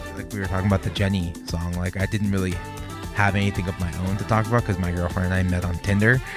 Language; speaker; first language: English; native; English